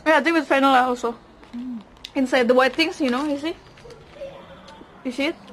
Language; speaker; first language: English; non-native, learner; Indonesian